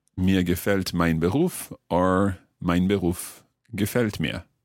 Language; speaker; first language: German; non-native, learner; English